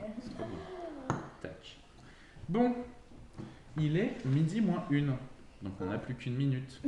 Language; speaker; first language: French; native; French